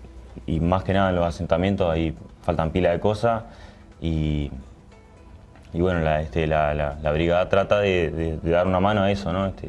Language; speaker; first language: Spanish; native; Spanish